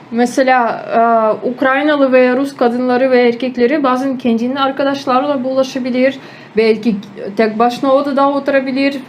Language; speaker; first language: Turkish; non-native, fluent; Ukrainian